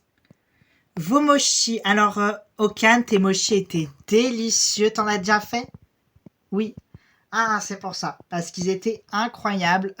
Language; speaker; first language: French; native; French